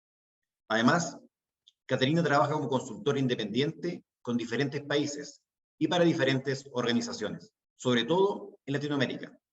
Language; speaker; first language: Spanish; native; Spanish